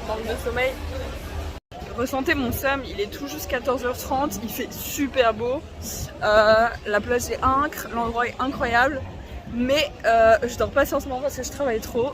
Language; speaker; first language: French; native; French